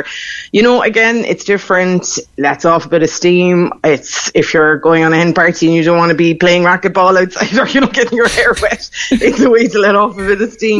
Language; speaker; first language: English; native; English